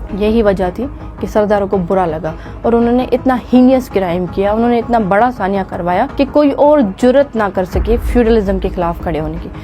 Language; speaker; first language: Urdu; non-native, local second language; Sindhi